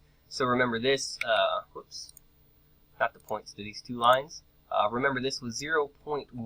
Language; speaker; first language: English; native; English